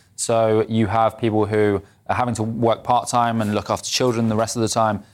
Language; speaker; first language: English; native; English